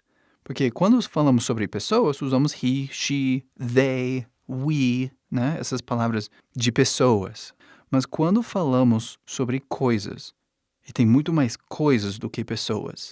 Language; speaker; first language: Portuguese; non-native, fluent; English